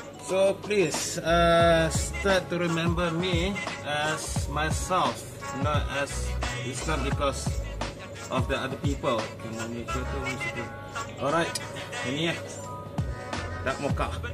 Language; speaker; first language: English; non-native, local second language; Malay